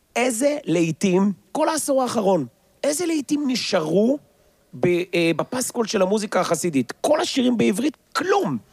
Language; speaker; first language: Hebrew; native; Hebrew